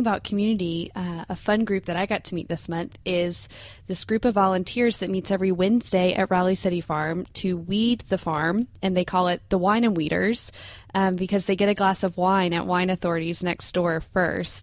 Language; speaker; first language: English; native; English